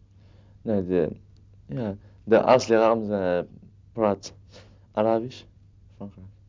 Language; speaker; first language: Dutch; non-native, learner; Arabic